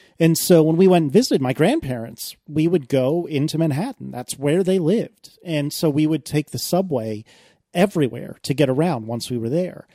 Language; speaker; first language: English; native; English